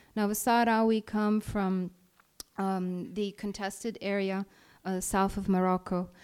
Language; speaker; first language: English; non-native, fluent; Italian